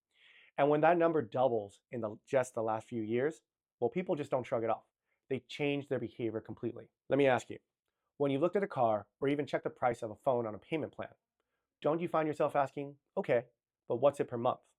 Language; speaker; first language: English; native; English